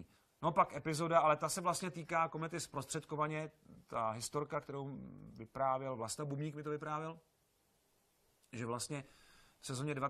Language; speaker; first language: Czech; native; Czech